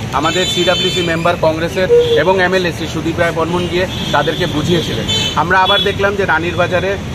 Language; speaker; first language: Bangla; native; Bangla